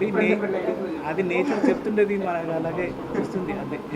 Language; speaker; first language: Telugu; non-native, learner; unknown